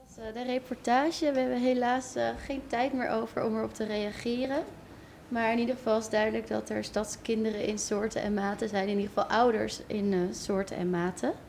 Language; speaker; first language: Dutch; native; Dutch